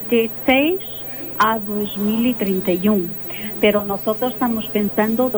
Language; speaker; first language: Spanish; non-native, local second language; Portuguese